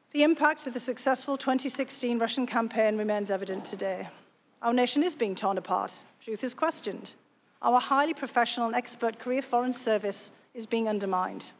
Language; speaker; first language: English; native; English